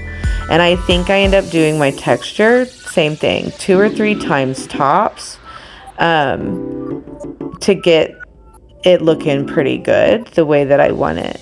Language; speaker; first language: English; native; English